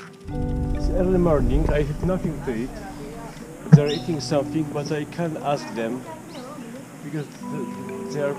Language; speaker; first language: English; non-native, learner; Polish